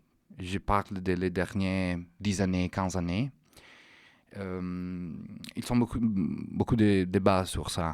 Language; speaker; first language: French; non-native, fluent; Italian